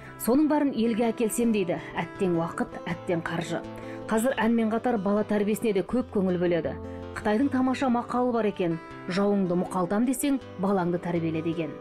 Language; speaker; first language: Kazakh; native; Kazakh